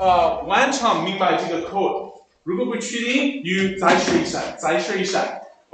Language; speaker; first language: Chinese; non-native, learner; English